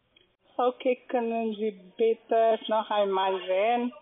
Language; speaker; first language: German; non-native, learner; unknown